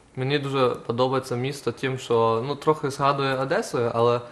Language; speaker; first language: Ukrainian; non-native, fluent; German